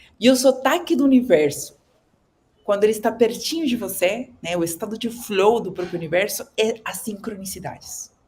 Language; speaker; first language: Portuguese; non-native, fluent; Spanish